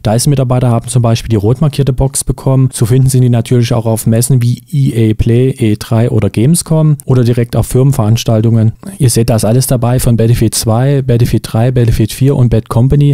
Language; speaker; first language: German; native; German